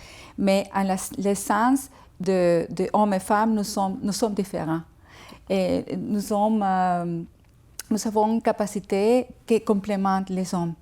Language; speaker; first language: French; non-native, fluent; Spanish